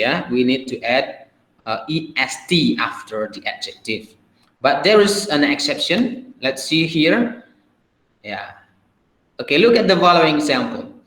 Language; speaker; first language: English; non-native, fluent; Indonesian